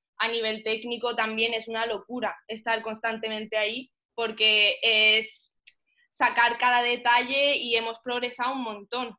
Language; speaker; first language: Spanish; early bilingual, heritage; Spanish